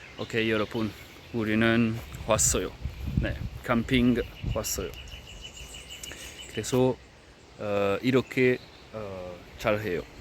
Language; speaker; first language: Korean; non-native, learner; French